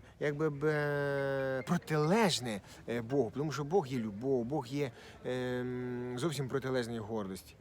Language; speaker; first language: Ukrainian; non-native, local second language; Russian